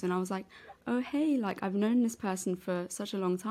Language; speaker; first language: English; non-native, local second language; Urdu